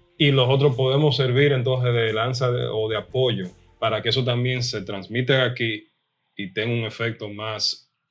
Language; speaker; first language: Spanish; early bilingual, heritage; Spanish